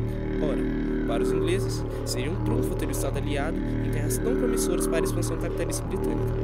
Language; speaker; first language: Portuguese; native; Portuguese